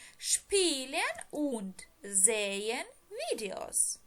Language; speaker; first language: German; non-native, fluent; Ukrainian